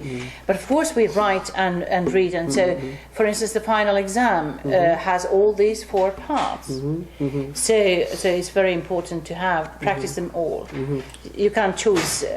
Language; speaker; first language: English; non-native, fluent; Finnish